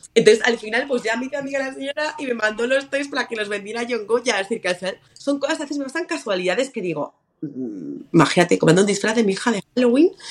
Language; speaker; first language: Spanish; native; Spanish